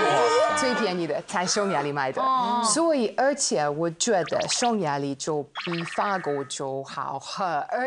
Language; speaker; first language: Chinese; non-native, fluent; Hungarian